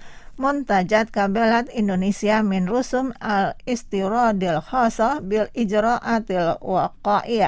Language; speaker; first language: Arabic; non-native, fluent; Indonesian